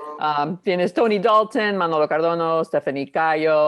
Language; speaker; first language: Spanish; early bilingual, heritage; Spanish